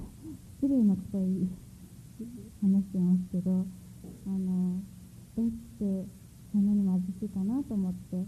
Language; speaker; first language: Japanese; non-native, fluent; Mongolian